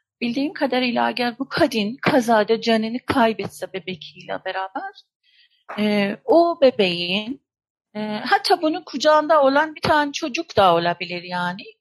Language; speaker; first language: Turkish; non-native, fluent; Persian